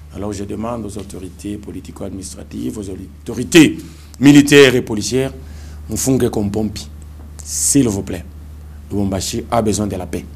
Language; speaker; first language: French; non-native, local second language; Swahili